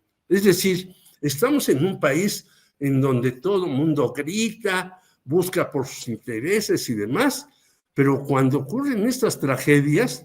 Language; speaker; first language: Spanish; native; Spanish